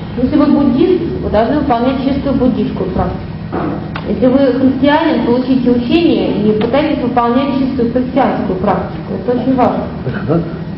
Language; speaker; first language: Russian; native; Russian